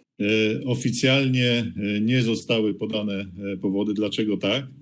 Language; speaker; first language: Polish; native; Polish